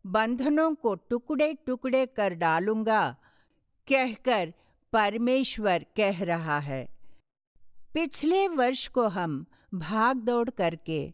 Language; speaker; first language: Hindi; non-native, local second language; Tamil